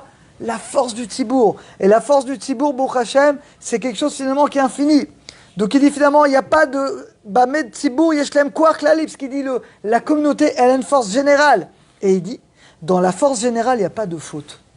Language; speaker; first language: French; native; French